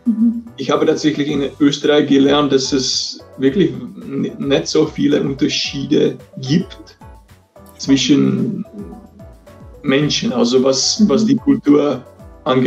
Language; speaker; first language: German; non-native, fluent; Czech